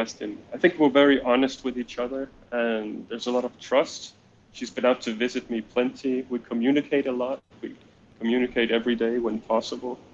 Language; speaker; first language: English; non-native, fluent; Danish